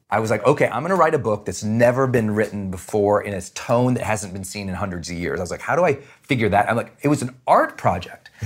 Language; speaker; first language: English; native; English